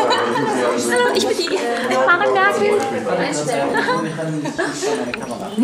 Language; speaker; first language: German; native; German